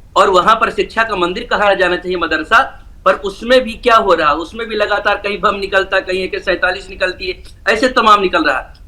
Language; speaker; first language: Hindi; native; Hindi